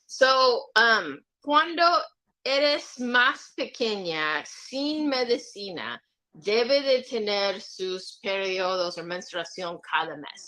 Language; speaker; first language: Spanish; non-native, learner; English